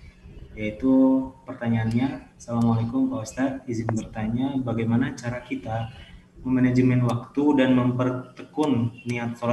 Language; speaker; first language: Indonesian; native; Indonesian